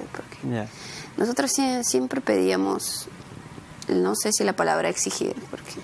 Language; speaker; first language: Spanish; native; Spanish